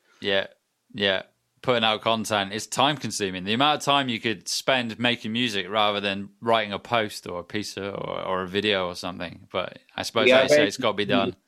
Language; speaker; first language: English; native; English